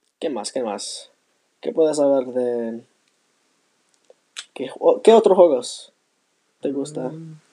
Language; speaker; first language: Spanish; non-native, learner; English